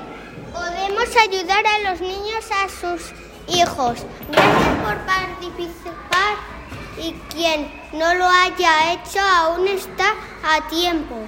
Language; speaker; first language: Spanish; native; Spanish